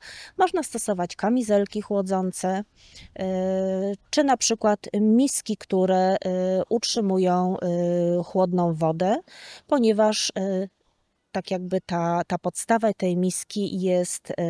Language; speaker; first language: Polish; native; Polish